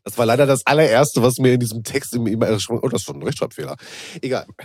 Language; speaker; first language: German; native; German